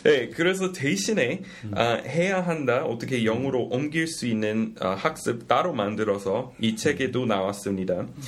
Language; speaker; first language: Korean; non-native, fluent; English